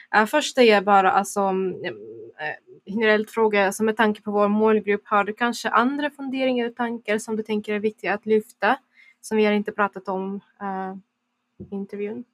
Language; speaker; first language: Swedish; non-native, fluent; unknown